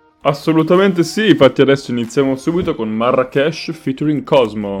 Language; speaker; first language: Italian; native; Italian